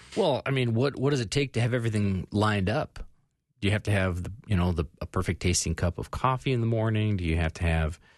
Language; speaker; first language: English; native; English